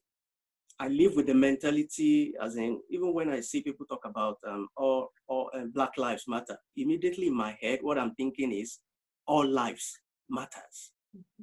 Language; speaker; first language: English; non-native, local second language; Yoruba